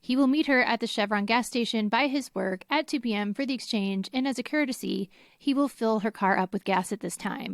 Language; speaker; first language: English; native; English